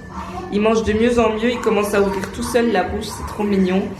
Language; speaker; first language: French; native; French